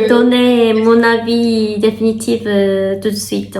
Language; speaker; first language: French; non-native, fluent; Korean